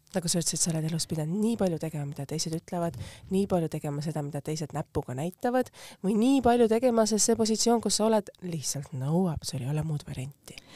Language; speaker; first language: Estonian; native; Estonian